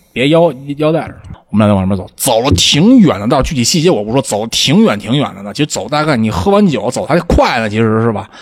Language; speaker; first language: Chinese; native; Chinese